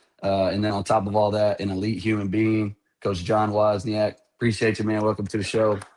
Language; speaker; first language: English; native; English